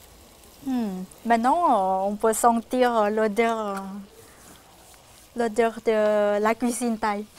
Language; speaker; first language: French; non-native, fluent; Thai